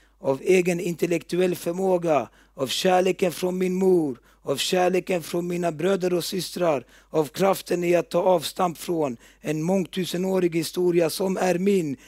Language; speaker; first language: Swedish; early bilingual, other home language; Turoyo